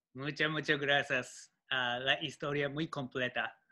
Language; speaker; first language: Spanish; non-native, learner; Japanese